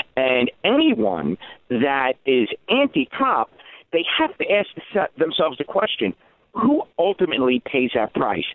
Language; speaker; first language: English; native; English